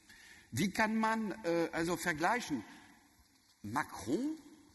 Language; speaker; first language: German; non-native, learner; French